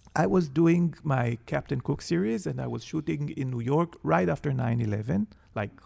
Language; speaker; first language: English; non-native, fluent; Hebrew